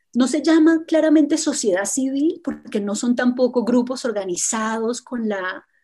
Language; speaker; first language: Spanish; native; Spanish